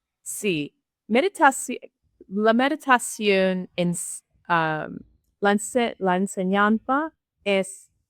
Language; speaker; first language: Spanish; non-native, learner; English